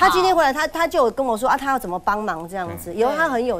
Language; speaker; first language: Chinese; native; Chinese